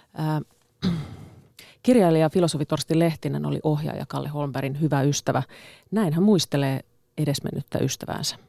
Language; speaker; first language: Finnish; native; Finnish